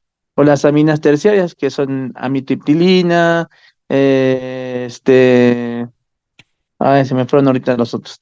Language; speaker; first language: Spanish; native; Spanish